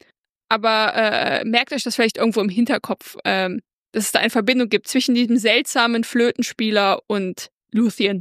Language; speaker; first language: German; native; German